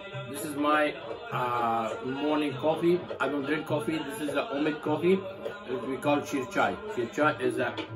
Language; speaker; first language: English; non-native, learner; Persian